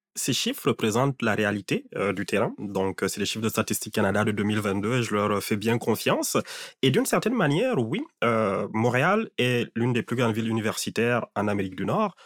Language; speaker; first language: French; non-native, local second language; Fula